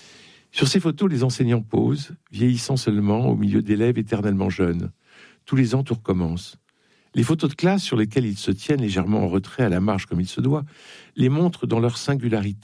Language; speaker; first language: French; native; French